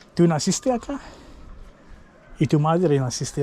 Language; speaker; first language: Spanish; non-native, learner; English